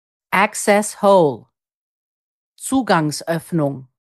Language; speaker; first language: German; native; German